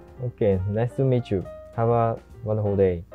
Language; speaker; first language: English; non-native, fluent; Japanese